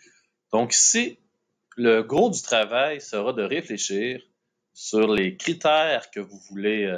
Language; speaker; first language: French; native; French